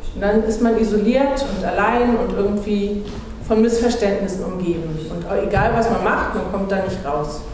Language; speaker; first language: German; native; German